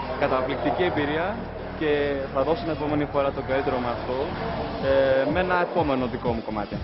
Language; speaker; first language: Greek; early bilingual, heritage; Greek